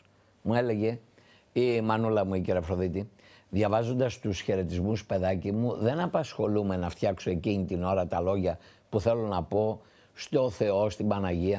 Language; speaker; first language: Greek; native; Greek